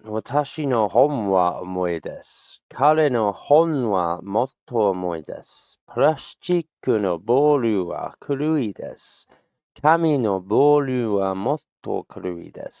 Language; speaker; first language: Japanese; non-native, learner; English